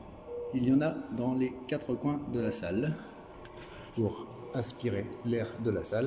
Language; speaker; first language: French; native; French